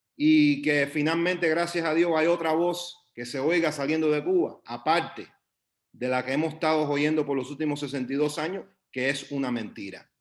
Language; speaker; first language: Spanish; early bilingual, heritage; Spanish